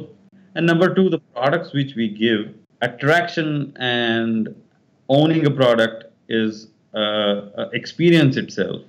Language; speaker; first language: English; non-native, local second language; Kannada